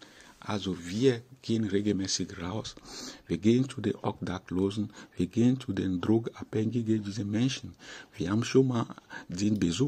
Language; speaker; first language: German; non-native, fluent; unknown